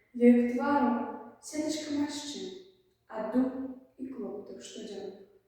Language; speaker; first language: Belarusian; native; Belarusian